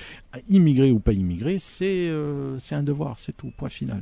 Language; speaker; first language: French; early bilingual, other home language; Arabic